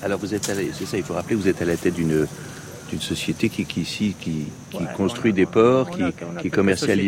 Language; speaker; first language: French; native; French